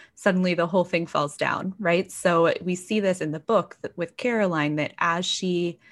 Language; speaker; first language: English; native; English